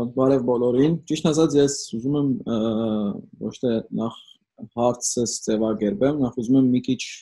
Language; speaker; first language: Armenian; early bilingual, heritage; Armenian